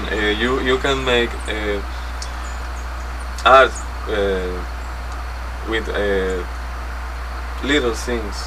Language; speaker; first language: English; non-native, learner; Spanish